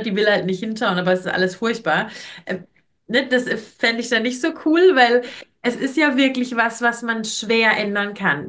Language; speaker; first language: German; native; German